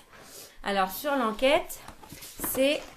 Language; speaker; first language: French; native; French